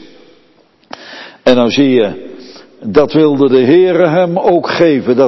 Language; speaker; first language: Dutch; native; Dutch